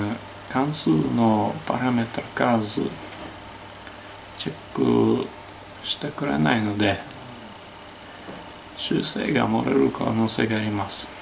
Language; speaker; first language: Japanese; non-native, fluent; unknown